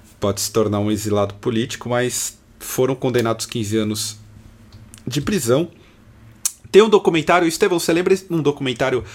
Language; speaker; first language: Portuguese; native; Portuguese